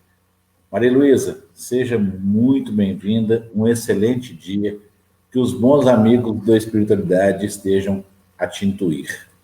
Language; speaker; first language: Portuguese; native; Portuguese